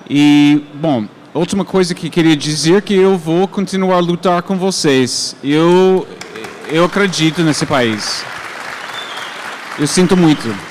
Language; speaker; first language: Portuguese; non-native, fluent; English